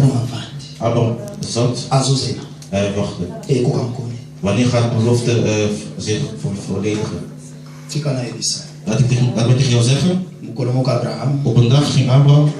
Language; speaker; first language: Dutch; non-native, learner; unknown